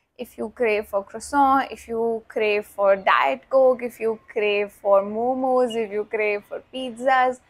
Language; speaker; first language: Hindi; native; Hindi